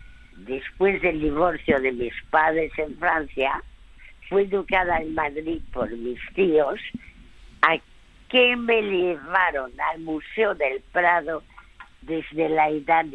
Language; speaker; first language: Spanish; early bilingual, other home language; French